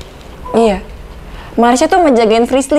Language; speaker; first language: Indonesian; native; Indonesian